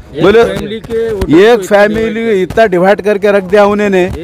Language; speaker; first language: Hindi; non-native, local second language; Urdu